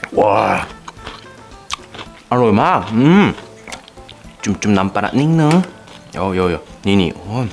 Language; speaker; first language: Thai; non-native, fluent; Korean